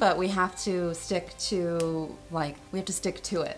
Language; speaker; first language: English; native; English